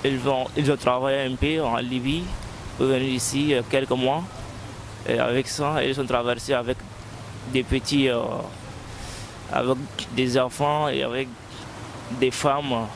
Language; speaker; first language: French; non-native, fluent; Arabic